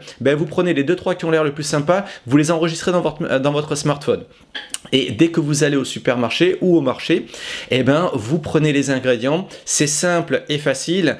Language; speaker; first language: French; native; French